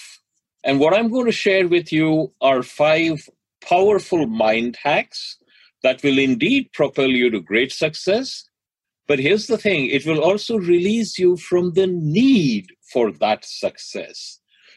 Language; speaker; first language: English; non-native, local second language; Hindi